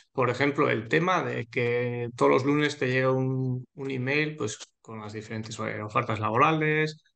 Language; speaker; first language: Spanish; native; Spanish